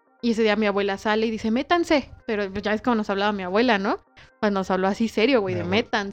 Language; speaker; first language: Spanish; native; Spanish